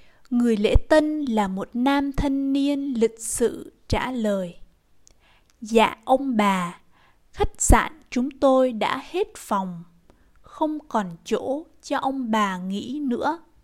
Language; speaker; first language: Vietnamese; native; Vietnamese